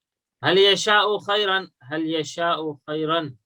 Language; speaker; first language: Arabic; non-native, fluent; Urdu